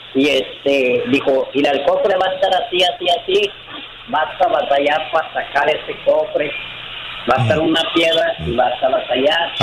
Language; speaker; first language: Spanish; native; Spanish